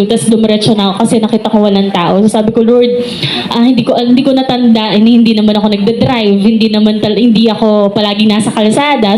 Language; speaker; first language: Filipino; native; Filipino